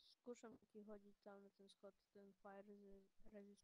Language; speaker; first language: Czech; non-native, local second language; Slovak